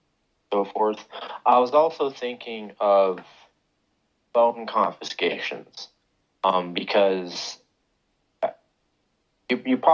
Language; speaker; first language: English; native; English